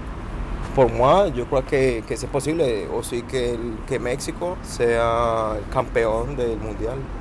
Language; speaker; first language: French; non-native, learner; Spanish